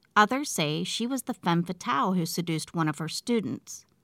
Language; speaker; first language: English; native; English